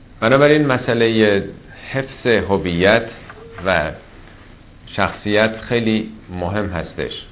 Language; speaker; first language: Persian; native; Persian